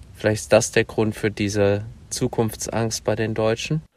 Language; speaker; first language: German; native; German